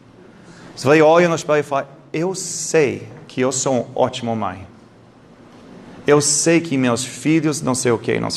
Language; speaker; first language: Portuguese; non-native, fluent; English